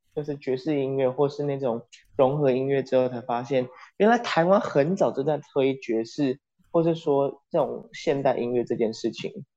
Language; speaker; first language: Chinese; non-native, local second language; Min Nan Chinese